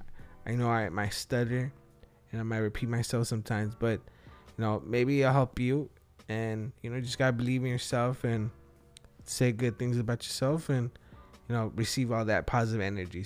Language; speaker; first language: English; early bilingual, other home language; Spanish